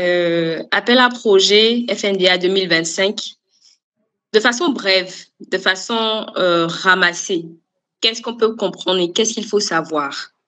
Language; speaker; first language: French; native; French